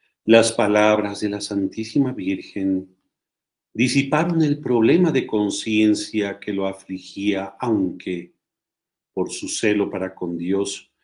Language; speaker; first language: Spanish; native; Spanish